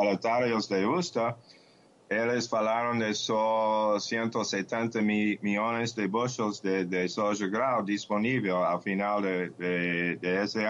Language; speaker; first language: Portuguese; non-native, fluent; English